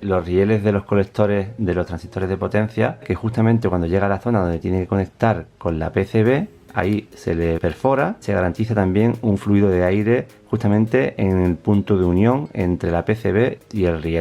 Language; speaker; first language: Spanish; native; Spanish